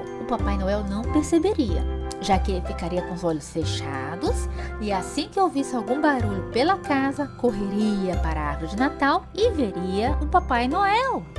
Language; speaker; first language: Portuguese; native; Portuguese